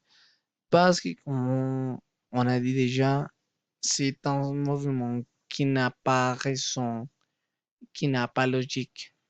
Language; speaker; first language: French; non-native, learner; Spanish